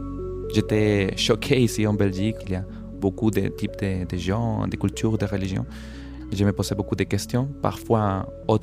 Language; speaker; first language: French; non-native, fluent; Spanish